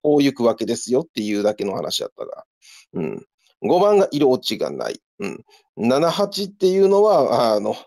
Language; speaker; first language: Japanese; native; Japanese